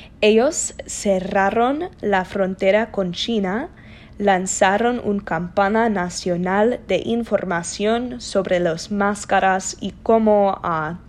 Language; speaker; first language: Spanish; non-native, learner; English